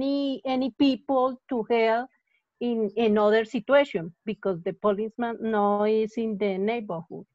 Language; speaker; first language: English; non-native, learner; Spanish